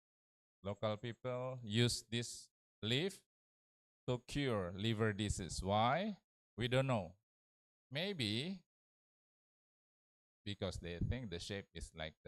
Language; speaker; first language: English; non-native, learner; Indonesian